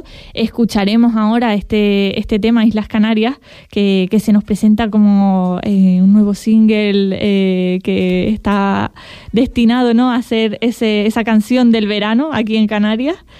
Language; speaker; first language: Spanish; native; Spanish